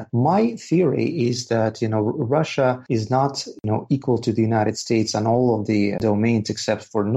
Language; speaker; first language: English; non-native, fluent; Russian